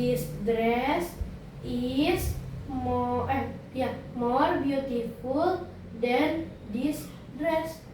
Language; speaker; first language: English; non-native, learner; Indonesian